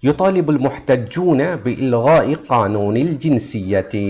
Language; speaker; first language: Arabic; non-native, fluent; Urdu